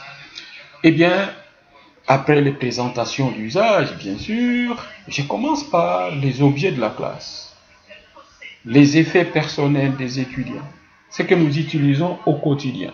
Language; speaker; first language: French; non-native, local second language; Swahili